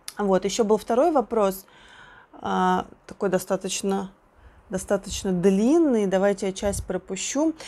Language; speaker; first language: Russian; native; Russian